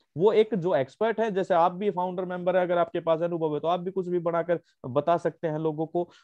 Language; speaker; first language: Hindi; native; Hindi